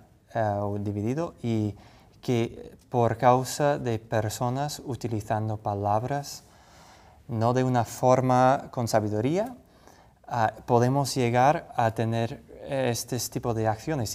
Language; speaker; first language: Spanish; non-native, fluent; English